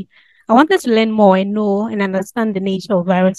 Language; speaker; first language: English; non-native, local second language; Akan